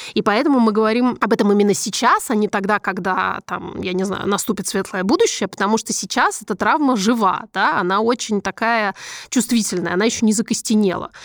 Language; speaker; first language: Russian; native; Russian